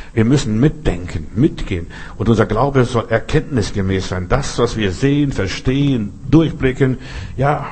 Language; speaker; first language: German; non-native, fluent; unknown